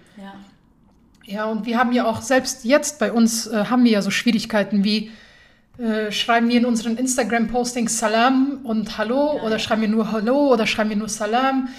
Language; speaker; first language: German; early bilingual, other home language; Persian